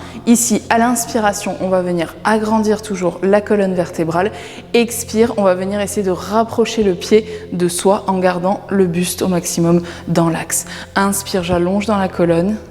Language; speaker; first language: French; native; French